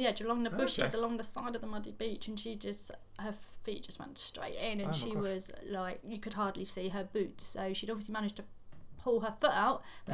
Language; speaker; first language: English; native; English